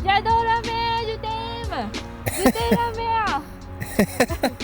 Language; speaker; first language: French; non-native, learner; Japanese